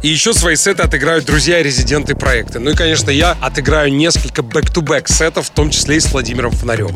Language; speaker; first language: Russian; native; Russian